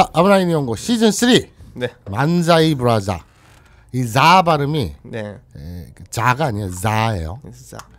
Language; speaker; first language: Korean; native; Korean